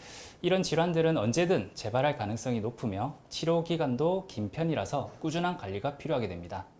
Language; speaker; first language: Korean; native; Korean